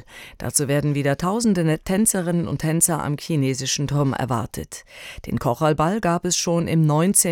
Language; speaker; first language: German; native; German